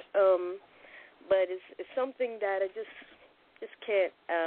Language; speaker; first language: English; native; English